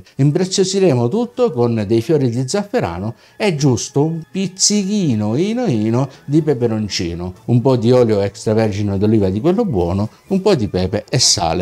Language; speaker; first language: Italian; native; Italian